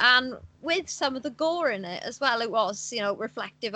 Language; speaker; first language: English; native; English